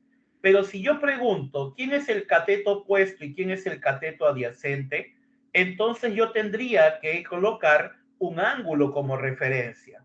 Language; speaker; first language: Spanish; native; Spanish